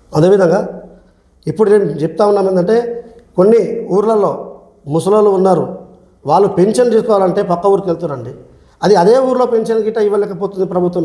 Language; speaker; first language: Telugu; non-native, local second language; Lambadi